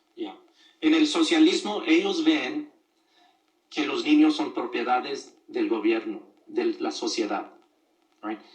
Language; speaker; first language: Spanish; early bilingual, other home language; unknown